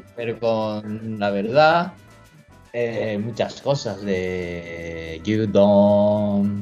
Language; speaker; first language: Spanish; non-native, learner; Japanese